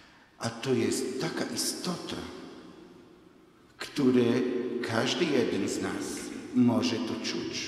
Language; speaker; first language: Polish; non-native, fluent; Hebrew